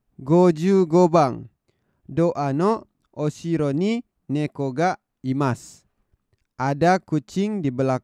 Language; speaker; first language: Japanese; non-native, fluent; Indonesian